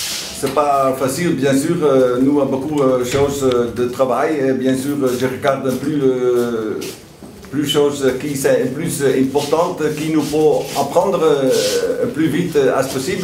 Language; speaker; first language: French; non-native, learner; Dutch